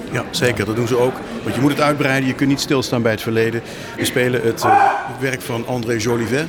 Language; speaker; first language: Dutch; native; Dutch